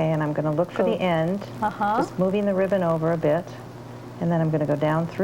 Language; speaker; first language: English; native; English